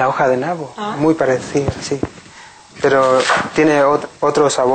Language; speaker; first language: Spanish; non-native, learner; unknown